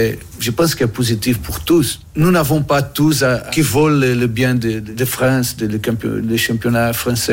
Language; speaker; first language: French; non-native, learner; Portuguese